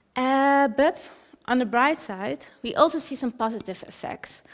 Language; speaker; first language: English; early bilingual, other home language; Dutch